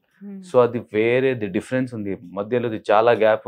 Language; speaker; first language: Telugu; non-native, local second language; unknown